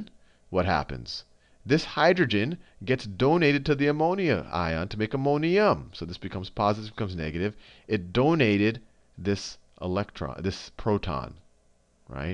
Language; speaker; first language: English; native; English